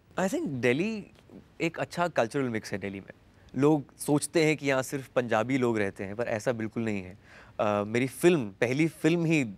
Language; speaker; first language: Hindi; native; Hindi